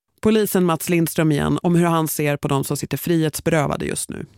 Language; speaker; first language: Swedish; native; Swedish